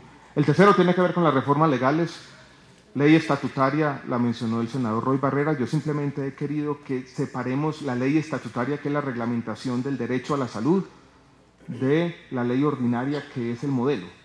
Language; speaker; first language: Spanish; native; Spanish